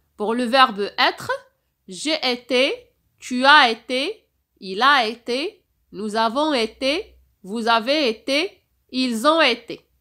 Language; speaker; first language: French; non-native, local second language; Arabic